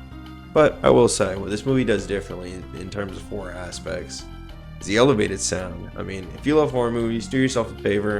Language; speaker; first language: English; native; English